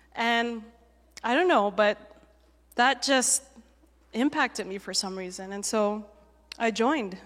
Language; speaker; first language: English; native; English